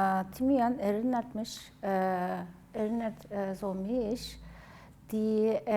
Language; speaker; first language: German; non-native, learner; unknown